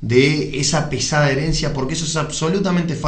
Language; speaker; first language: Spanish; native; Spanish